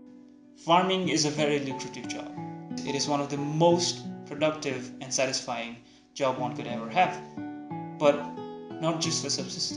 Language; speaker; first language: English; non-native, local second language; Nepali